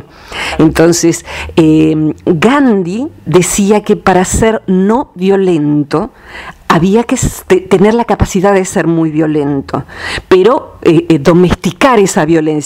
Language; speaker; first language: Spanish; native; Spanish